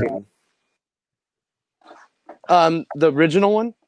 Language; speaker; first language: English; native; English